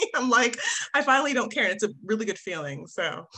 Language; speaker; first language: English; native; English